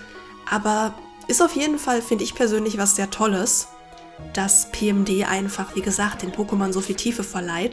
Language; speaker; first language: German; native; German